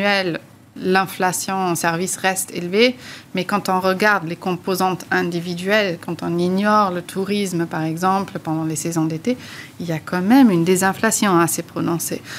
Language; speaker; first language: French; native; French